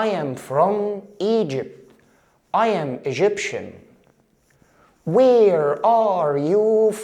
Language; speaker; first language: English; non-native, fluent; Arabic